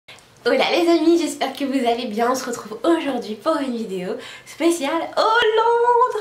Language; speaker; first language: French; native; French